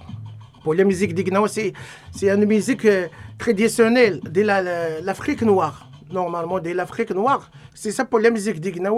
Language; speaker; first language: French; non-native, learner; Arabic